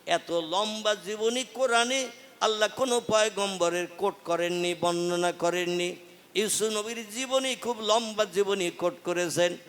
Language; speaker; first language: Bangla; native; Bangla